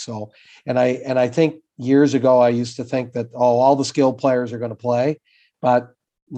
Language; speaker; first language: English; native; English